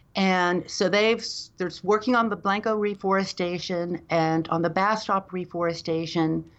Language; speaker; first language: English; native; English